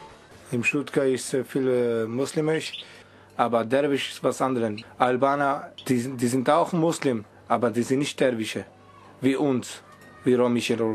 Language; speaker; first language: German; non-native, learner; Romany